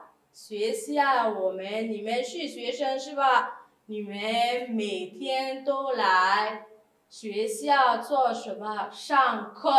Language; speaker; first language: Chinese; non-native, fluent; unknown